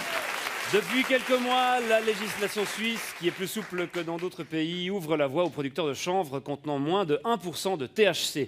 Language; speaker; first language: French; native; French